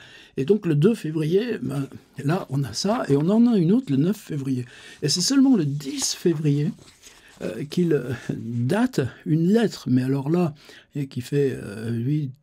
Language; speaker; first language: French; native; French